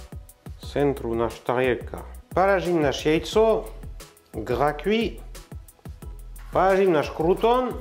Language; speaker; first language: Russian; non-native, learner; French